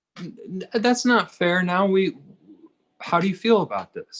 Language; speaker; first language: English; native; English